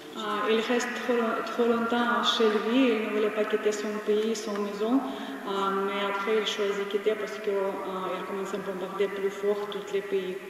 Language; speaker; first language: French; non-native, learner; Ukrainian